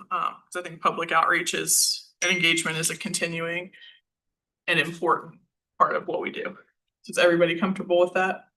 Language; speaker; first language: English; native; English